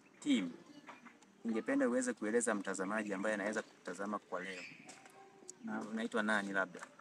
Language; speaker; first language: Swahili; non-native, local second language; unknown